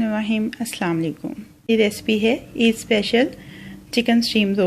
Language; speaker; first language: Urdu; native; Urdu